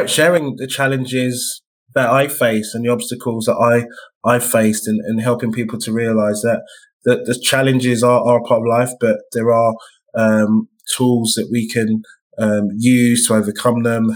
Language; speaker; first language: English; native; English